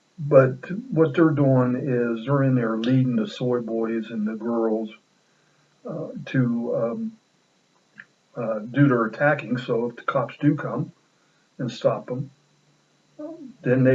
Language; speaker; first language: English; native; English